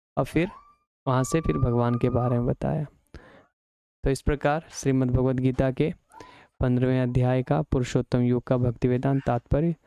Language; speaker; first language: Hindi; native; Hindi